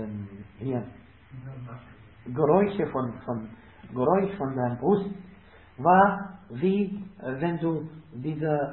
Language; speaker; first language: German; non-native, fluent; Arabic